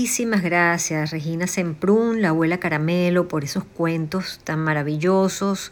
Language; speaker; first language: Spanish; native; Spanish